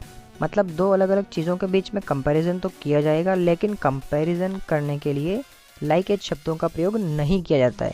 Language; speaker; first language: Hindi; native; Hindi